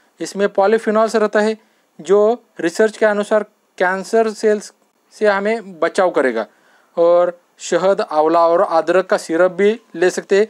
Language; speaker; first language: Hindi; non-native, local second language; Marathi